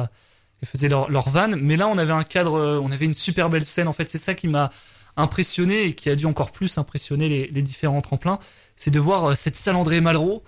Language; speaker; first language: French; native; French